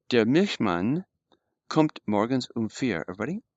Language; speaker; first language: German; non-native, fluent; English